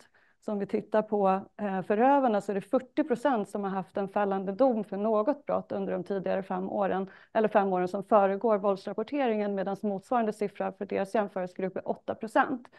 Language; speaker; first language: Swedish; native; Swedish